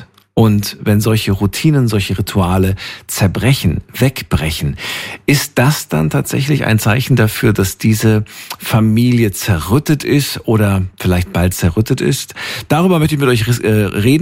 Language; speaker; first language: German; native; German